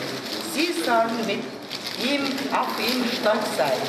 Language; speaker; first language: German; non-native, learner; Mongolian